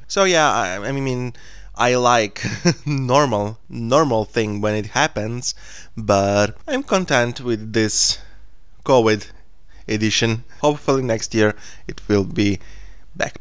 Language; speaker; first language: English; non-native, fluent; Serbian